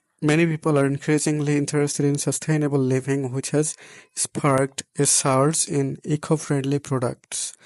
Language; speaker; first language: English; non-native, local second language; Bangla